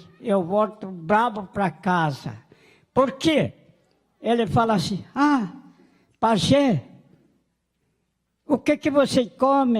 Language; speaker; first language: Portuguese; non-native, local second language; Guarani